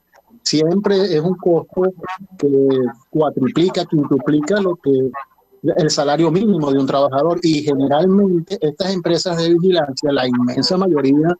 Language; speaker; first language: Spanish; native; Spanish